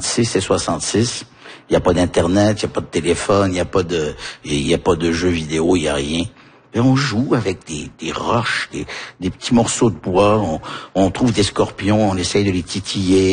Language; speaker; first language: French; early bilingual, heritage; French